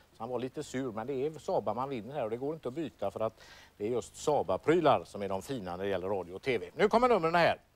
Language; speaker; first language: Swedish; native; Swedish